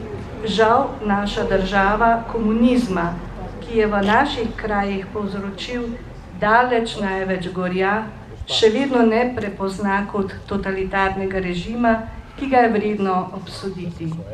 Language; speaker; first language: Slovenian; native; Slovenian